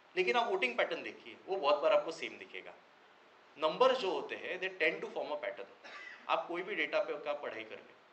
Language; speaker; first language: Hindi; non-native, local second language; Marathi